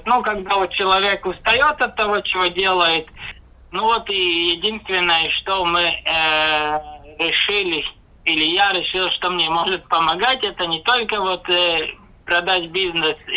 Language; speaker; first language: Russian; non-native, local second language; Latvian